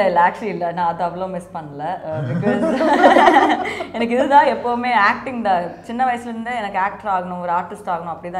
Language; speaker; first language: Tamil; non-native, fluent; Malayalam